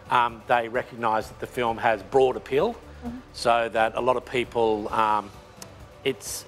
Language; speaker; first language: English; native; English